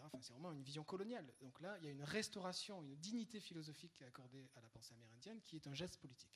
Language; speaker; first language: French; native; French